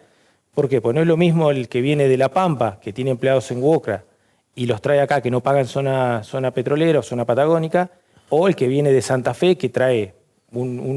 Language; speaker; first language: Spanish; native; Spanish